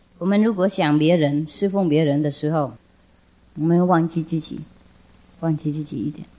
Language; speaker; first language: Chinese; non-native, fluent; Vietnamese